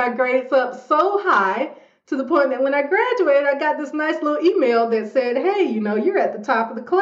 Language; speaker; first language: English; native; English